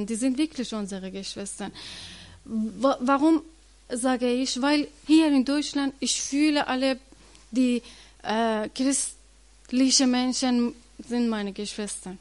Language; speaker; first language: German; non-native, learner; Persian